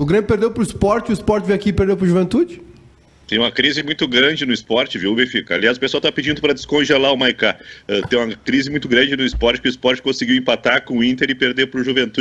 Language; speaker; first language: Portuguese; native; Portuguese